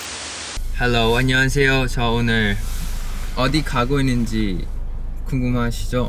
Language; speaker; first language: Korean; non-native, fluent; Thai